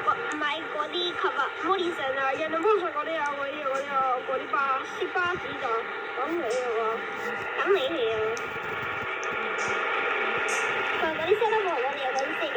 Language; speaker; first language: Cantonese; early bilingual, heritage; Cantonese